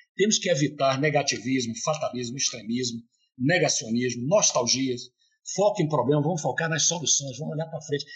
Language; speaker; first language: Portuguese; native; Portuguese